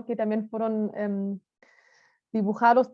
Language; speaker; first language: Spanish; non-native, fluent; German